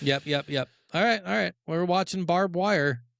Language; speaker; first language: English; native; English